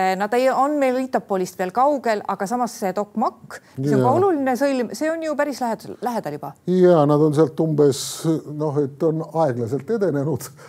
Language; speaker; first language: Estonian; native; Estonian